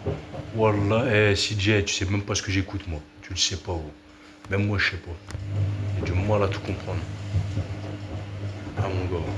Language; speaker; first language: French; native; French